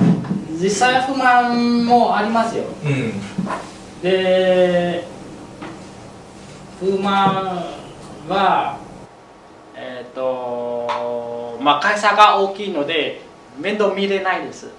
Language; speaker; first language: Japanese; non-native, learner; Vietnamese